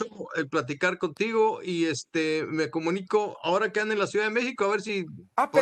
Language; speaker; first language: Spanish; native; Spanish